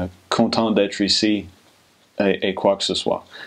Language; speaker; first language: French; non-native, fluent; English